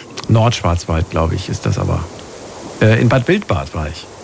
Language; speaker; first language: German; native; German